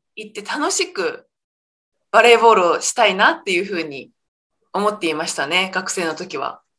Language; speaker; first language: Japanese; native; Japanese